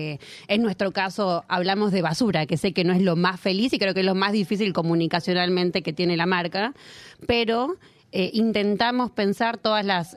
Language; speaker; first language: Spanish; native; Spanish